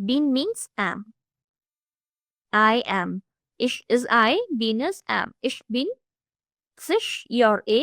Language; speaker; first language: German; non-native, fluent; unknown